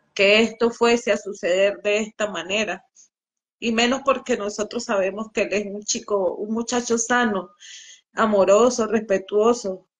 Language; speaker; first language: Spanish; native; Spanish